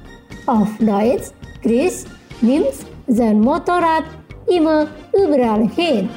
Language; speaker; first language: German; non-native, fluent; Indonesian